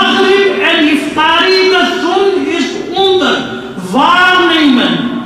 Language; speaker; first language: Dutch; non-native, fluent; Urdu